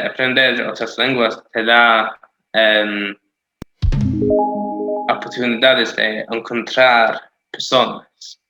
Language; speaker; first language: Spanish; non-native, fluent; English